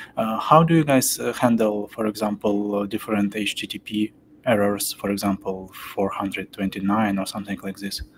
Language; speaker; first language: English; non-native, fluent; Ukrainian